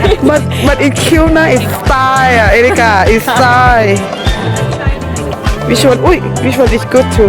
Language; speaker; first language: English; non-native, learner; Thai